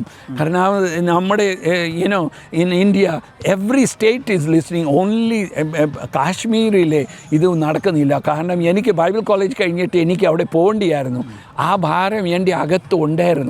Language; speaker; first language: Malayalam; early bilingual, heritage; Malayalam